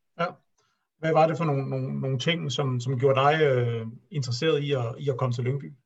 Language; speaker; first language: Danish; native; Danish